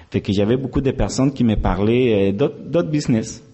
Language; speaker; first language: French; non-native, fluent; Spanish